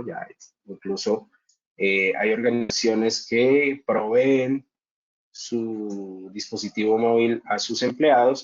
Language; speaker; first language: Spanish; native; Spanish